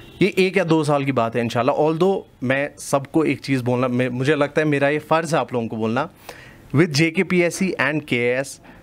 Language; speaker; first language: Hindi; non-native, local second language; Kashmiri